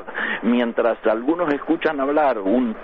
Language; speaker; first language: Spanish; native; Spanish